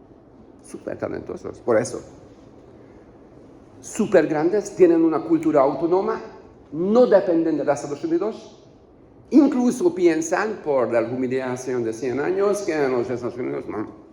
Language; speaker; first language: Spanish; non-native, learner; Hungarian